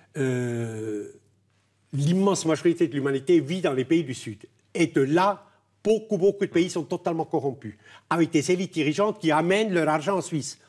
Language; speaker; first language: French; non-native, local second language; German